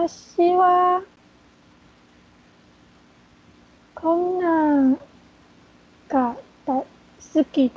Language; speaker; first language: Japanese; non-native, learner; Chinese